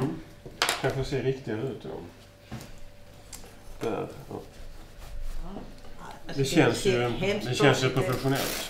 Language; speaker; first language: Swedish; native; Swedish